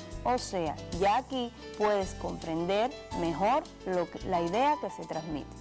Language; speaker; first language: Spanish; native; Spanish